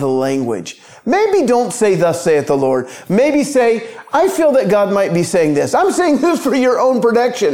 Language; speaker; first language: English; native; English